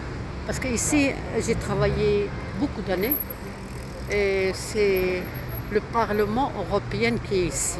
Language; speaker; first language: French; non-native, local second language; Arabic